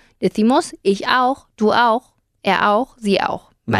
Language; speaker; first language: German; non-native, fluent; Spanish